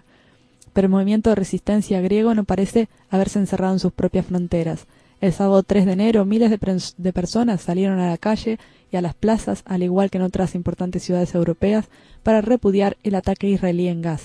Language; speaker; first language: Spanish; native; Spanish